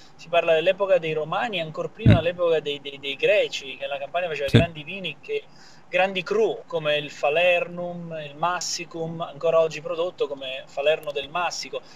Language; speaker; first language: Italian; native; Italian